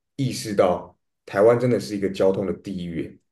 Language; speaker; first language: Chinese; native; Chinese